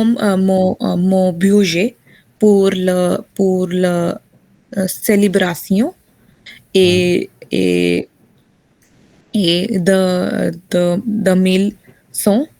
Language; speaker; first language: French; non-native, learner; Hindi